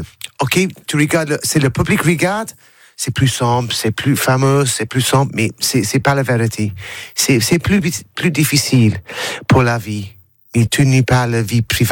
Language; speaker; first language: French; non-native, learner; English